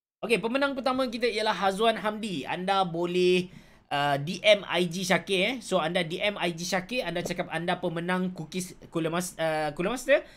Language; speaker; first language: Malay; native; Malay